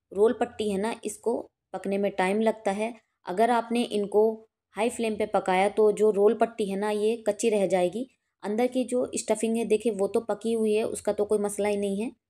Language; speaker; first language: Hindi; native; Hindi